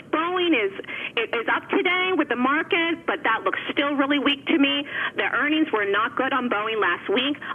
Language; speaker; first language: English; native; English